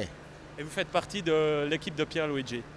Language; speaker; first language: French; native; French